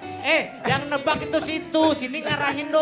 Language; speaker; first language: Indonesian; native; Indonesian